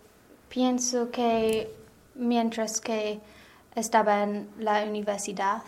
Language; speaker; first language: Spanish; non-native, learner; English